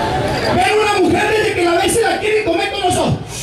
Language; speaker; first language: Spanish; native; Spanish